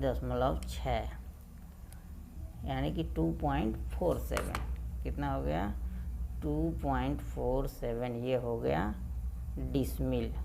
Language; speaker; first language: Hindi; native; Hindi